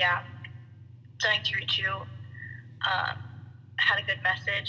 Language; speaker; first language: English; native; English